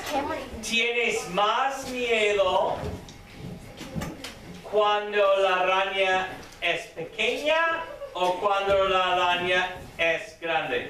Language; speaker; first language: Spanish; non-native, fluent; English